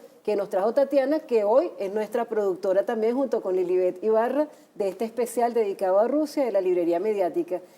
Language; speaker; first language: Spanish; native; Spanish